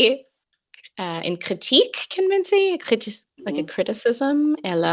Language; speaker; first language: Danish; non-native, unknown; English